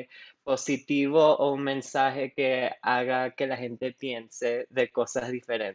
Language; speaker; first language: Spanish; non-native, local second language; English